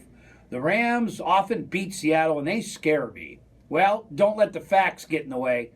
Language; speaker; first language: English; native; English